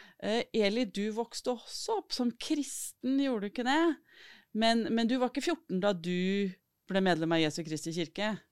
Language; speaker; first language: Norwegian; native; Norwegian